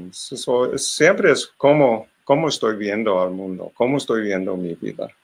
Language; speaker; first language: Spanish; non-native, learner; English